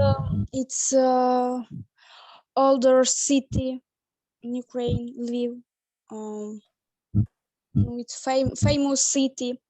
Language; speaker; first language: English; non-native, learner; Ukrainian